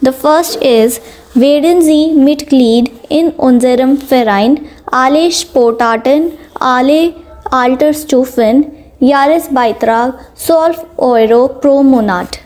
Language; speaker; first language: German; non-native, fluent; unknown